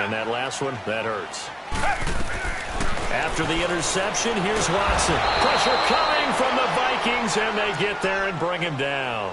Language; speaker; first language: English; native; English